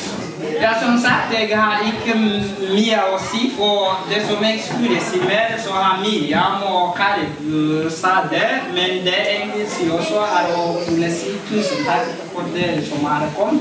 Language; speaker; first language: Norwegian; non-native, fluent; Kinyarwanda